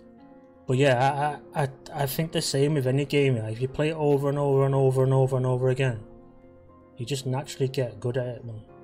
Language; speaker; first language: English; native; English